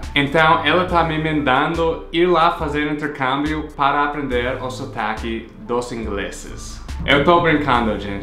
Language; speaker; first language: Portuguese; non-native, fluent; English